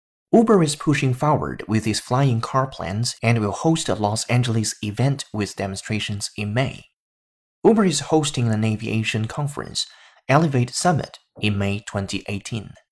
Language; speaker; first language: English; non-native, fluent; Chinese